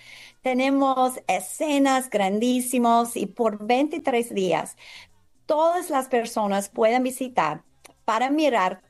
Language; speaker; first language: Spanish; non-native, fluent; English